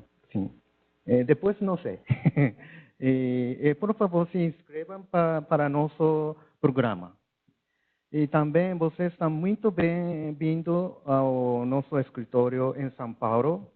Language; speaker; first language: Portuguese; non-native, learner; Japanese